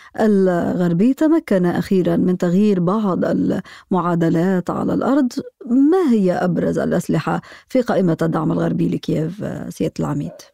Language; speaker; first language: Arabic; native; Arabic